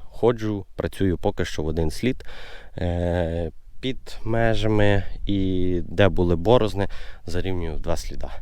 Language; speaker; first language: Ukrainian; native; Ukrainian